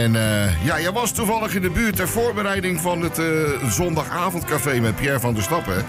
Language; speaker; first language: Dutch; native; Dutch